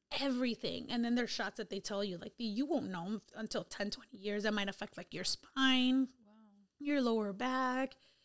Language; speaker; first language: English; early bilingual, other home language; Spanish